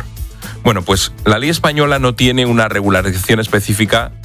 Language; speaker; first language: Spanish; native; Spanish